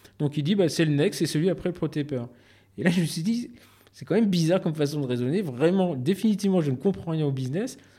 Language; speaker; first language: French; native; French